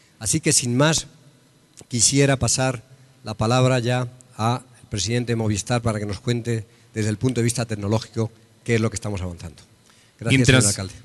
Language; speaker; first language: Spanish; native; Spanish